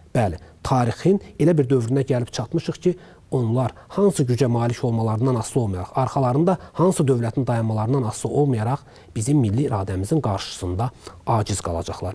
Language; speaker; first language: Azerbaijani; native; Azerbaijani